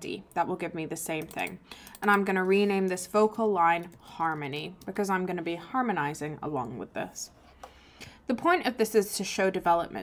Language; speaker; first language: English; native; English